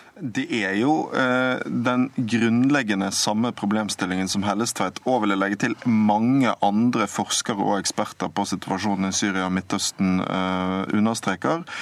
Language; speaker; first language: Norwegian; native; Norwegian